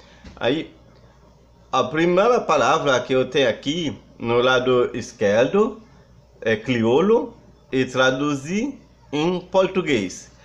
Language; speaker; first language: Portuguese; non-native, fluent; Haitian Creole